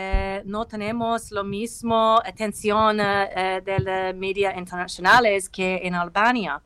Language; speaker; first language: Spanish; non-native, learner; English